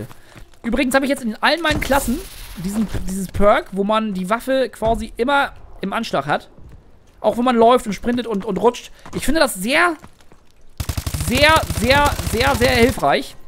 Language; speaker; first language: German; native; German